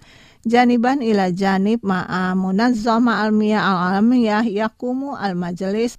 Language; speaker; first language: Arabic; non-native, fluent; Indonesian